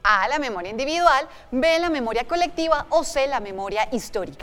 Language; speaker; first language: Spanish; native; Spanish